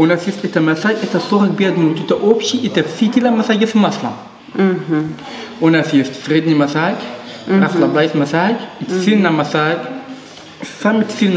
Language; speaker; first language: Russian; non-native, learner; Arabic